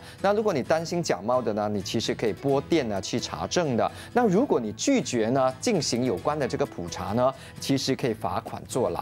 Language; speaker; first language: Chinese; native; Chinese